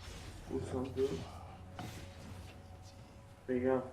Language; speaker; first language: French; non-native, fluent; Portuguese